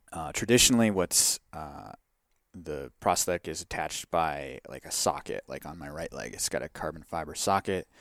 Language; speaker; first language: English; native; English